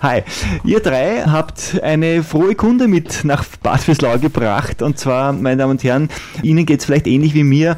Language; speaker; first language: German; native; German